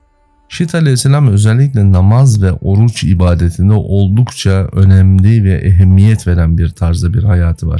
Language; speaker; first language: Turkish; native; Turkish